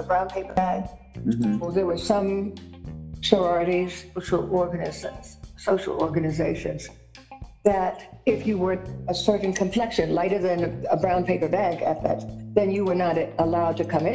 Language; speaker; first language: English; native; English